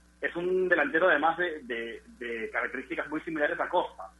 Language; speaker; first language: Spanish; native; Spanish